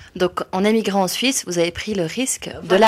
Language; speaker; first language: French; native; French